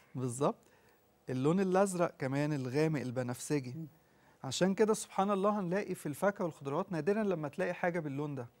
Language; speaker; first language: Arabic; native; Arabic